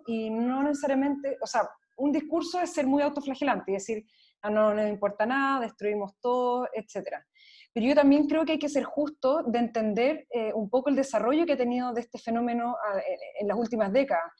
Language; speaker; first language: Spanish; native; Spanish